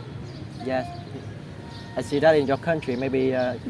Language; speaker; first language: English; non-native, learner; Vietnamese